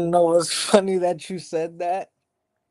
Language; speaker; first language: English; native; English